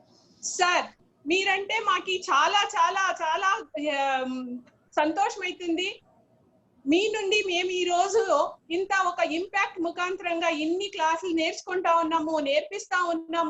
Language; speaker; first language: Telugu; non-native, local second language; Kannada